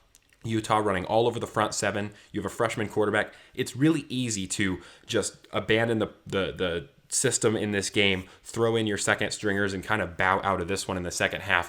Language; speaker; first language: English; native; English